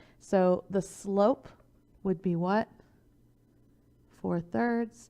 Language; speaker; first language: English; native; English